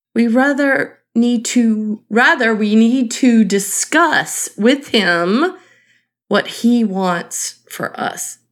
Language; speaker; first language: English; native; English